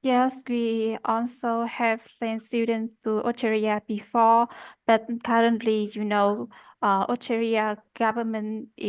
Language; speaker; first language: English; non-native, learner; Vietnamese